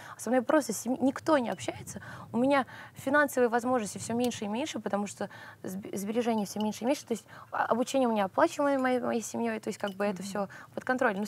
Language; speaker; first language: Russian; early bilingual, heritage; Russian